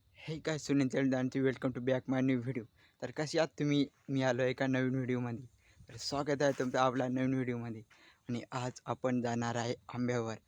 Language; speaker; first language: Marathi; non-native, local second language; Gondi